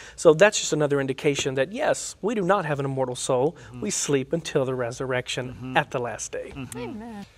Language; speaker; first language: English; native; English